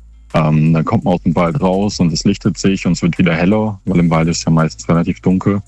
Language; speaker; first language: German; native; German